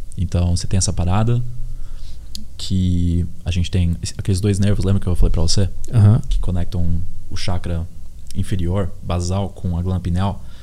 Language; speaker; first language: Portuguese; early bilingual, heritage; Portuguese